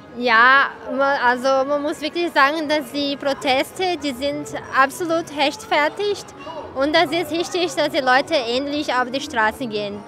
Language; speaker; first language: German; non-native, fluent; Portuguese